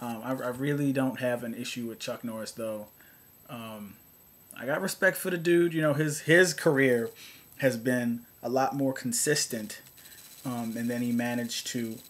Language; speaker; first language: English; native; English